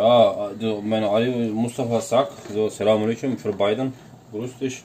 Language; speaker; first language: German; non-native, learner; Turkish